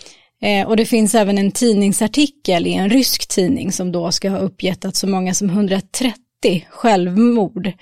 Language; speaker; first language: Swedish; native; Swedish